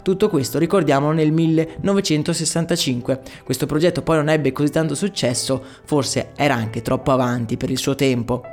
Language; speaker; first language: Italian; native; Italian